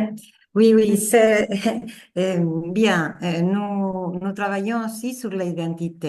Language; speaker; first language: French; non-native, fluent; Spanish